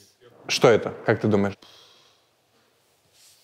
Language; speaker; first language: Russian; native; Russian